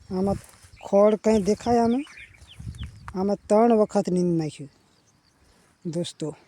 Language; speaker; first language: Gujarati; non-native, local second language; Rathawi